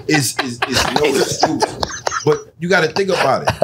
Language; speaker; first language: English; native; English